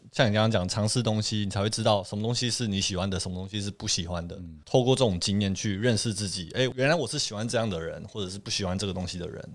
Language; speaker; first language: Chinese; early bilingual, heritage; Chinese